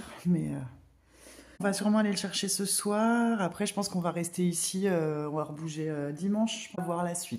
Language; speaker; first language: French; native; French